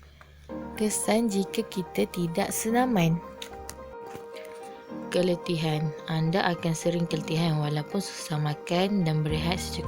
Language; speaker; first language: Malay; native; Malay